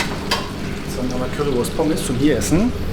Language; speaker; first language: German; native; German